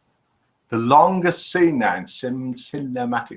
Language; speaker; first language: English; native; English